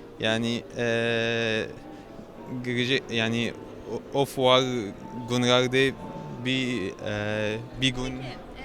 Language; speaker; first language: Turkish; non-native, learner; Arabic